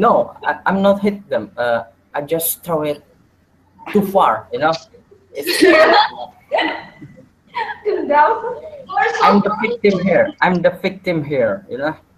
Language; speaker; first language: English; non-native, learner; Indonesian